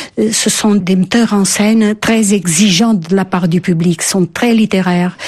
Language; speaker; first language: French; non-native, fluent; Portuguese